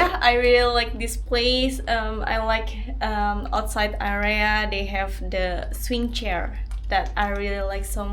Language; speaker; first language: English; non-native, learner; Indonesian